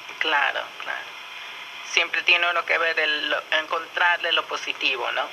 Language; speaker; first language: Spanish; early bilingual, other home language; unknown